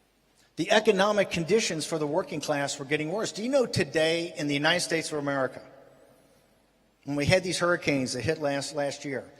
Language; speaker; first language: English; native; English